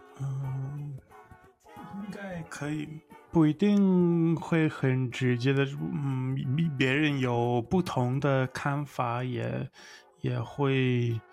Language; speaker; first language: Chinese; non-native, learner; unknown